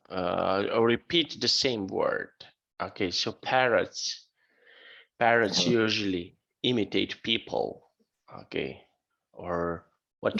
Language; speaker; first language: English; non-native, fluent; Serbian